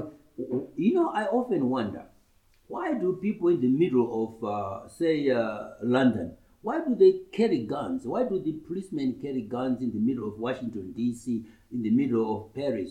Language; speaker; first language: English; non-native, local second language; Shona